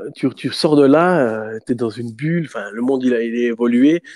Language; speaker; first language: French; native; French